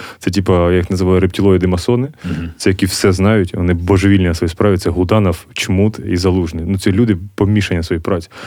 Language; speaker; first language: Ukrainian; native; Ukrainian